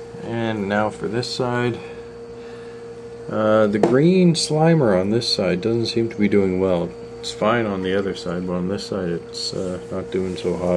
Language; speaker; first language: English; native; English